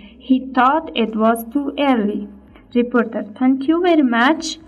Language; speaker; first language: English; non-native, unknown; Persian